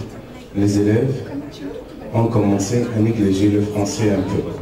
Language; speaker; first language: French; non-native, fluent; Arabic